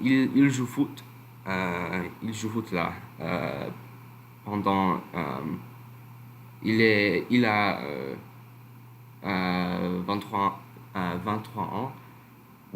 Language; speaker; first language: French; non-native, learner; English